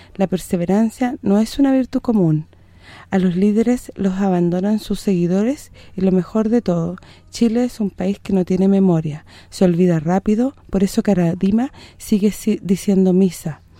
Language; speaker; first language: Spanish; native; Spanish